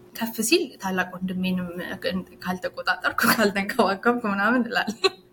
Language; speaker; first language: Amharic; native; Amharic